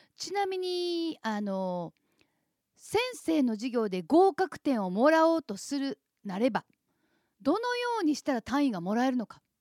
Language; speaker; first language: Japanese; native; Japanese